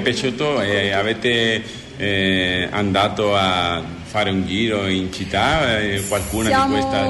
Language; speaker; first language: Italian; non-native, learner; Spanish